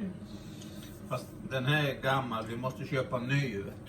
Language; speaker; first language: Swedish; native; Swedish